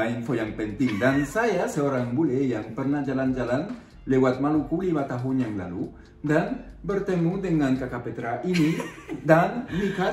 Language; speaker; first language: Indonesian; non-native, fluent; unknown